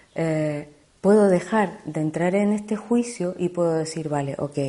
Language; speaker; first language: Spanish; native; Spanish